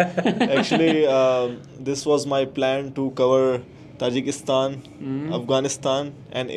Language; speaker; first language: English; non-native, local second language; Hindi